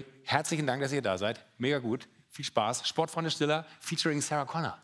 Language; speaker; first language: German; native; German